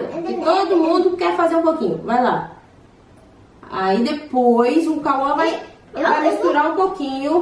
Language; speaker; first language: Portuguese; native; Portuguese